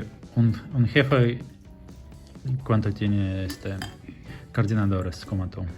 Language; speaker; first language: Spanish; non-native, learner; Russian